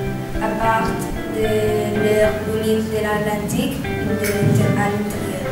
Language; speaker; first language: French; non-native, learner; Spanish